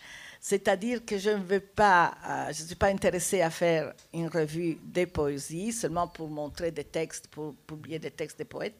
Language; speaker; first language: French; non-native, fluent; Italian